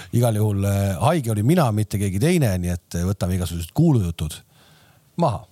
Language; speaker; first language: Estonian; native; Estonian